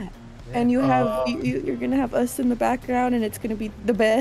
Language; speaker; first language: English; native; English